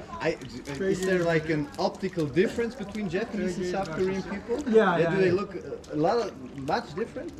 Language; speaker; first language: English; non-native, fluent; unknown